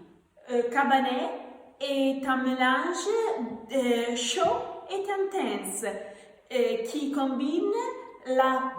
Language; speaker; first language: French; non-native, learner; Italian